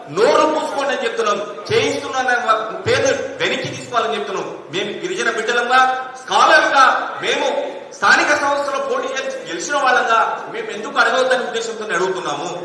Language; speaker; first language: Telugu; non-native, local second language; Lambadi